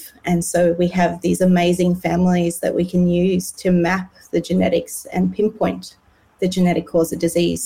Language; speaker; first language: English; native; English